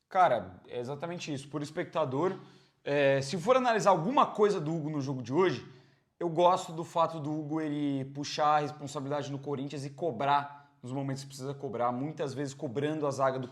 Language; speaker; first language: Portuguese; native; Portuguese